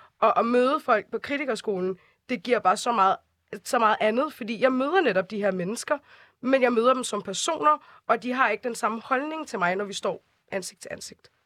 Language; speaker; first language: Danish; early bilingual, other home language; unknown